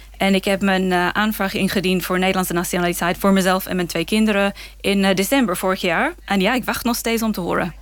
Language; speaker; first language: Dutch; non-native, fluent; English